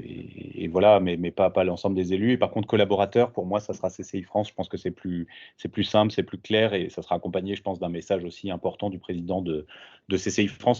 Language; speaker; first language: French; native; French